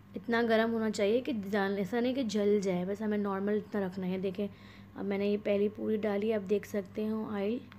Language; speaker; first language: Hindi; native; Hindi